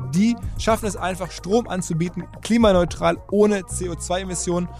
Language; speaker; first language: German; native; German